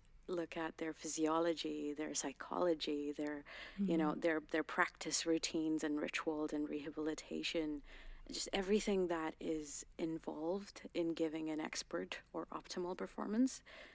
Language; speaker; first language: English; non-native, local second language; Garhwali